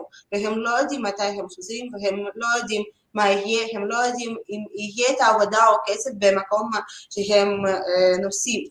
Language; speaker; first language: Hebrew; non-native, learner; Russian